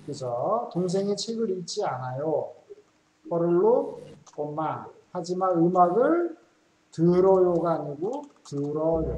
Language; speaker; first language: Korean; native; Korean